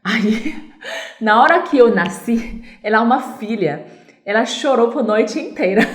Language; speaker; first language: Portuguese; non-native, learner; Chinese